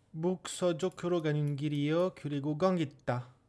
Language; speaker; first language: Korean; non-native, learner; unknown